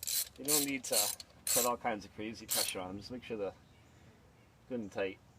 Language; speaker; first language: English; native; English